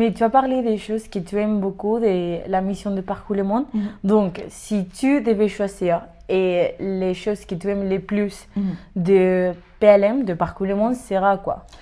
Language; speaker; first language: French; non-native, learner; Spanish